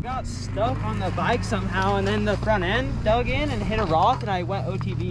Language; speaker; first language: English; native; English